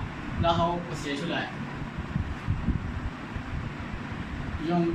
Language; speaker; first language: Chinese; non-native, fluent; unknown